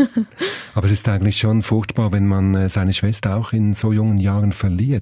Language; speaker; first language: German; native; German